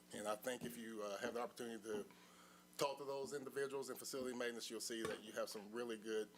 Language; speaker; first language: English; native; English